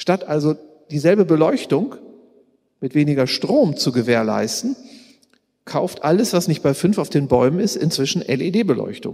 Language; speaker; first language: German; native; German